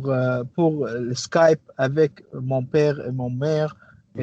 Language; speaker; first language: French; non-native, learner; English